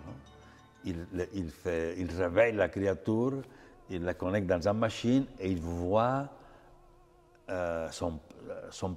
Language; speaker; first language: French; non-native, fluent; Catalan